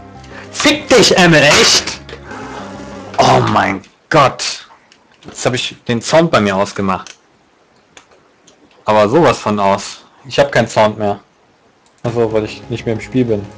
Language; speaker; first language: German; native; German